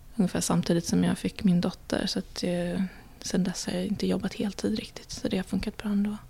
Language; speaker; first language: Swedish; native; Swedish